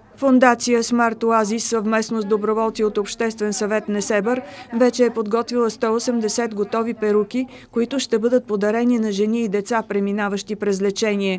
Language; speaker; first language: Bulgarian; native; Bulgarian